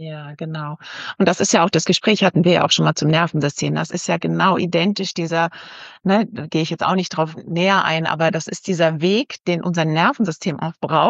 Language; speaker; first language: German; native; German